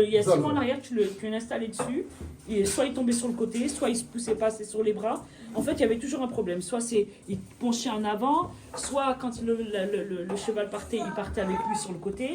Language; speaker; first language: French; native; French